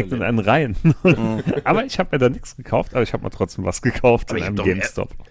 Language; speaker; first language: German; native; German